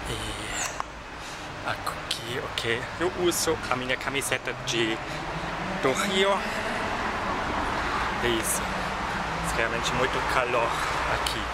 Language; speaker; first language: Portuguese; non-native, fluent; German